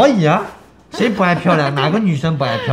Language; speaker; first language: Chinese; native; Chinese